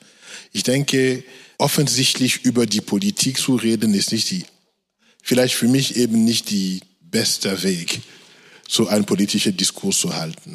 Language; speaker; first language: German; non-native, fluent; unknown